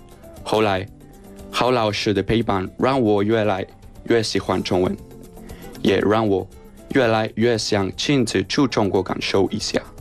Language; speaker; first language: Chinese; non-native, fluent; Spanish